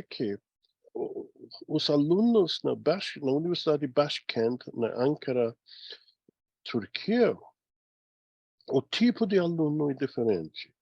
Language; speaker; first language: Portuguese; non-native, fluent; English